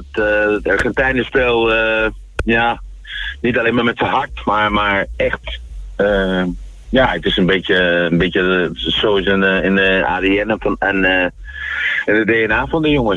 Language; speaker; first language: Dutch; non-native, fluent; Spanish